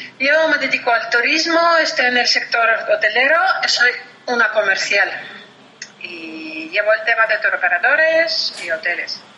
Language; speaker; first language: Spanish; non-native, fluent; Russian